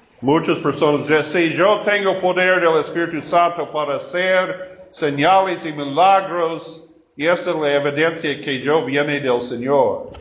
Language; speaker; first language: Spanish; non-native, learner; English